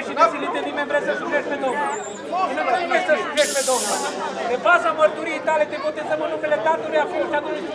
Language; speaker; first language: Romanian; native; Romanian